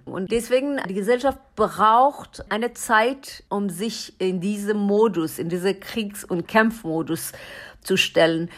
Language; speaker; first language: German; non-native, learner; Persian